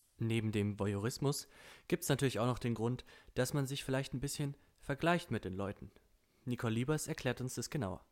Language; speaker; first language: German; native; German